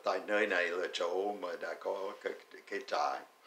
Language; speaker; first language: Vietnamese; non-native, fluent; English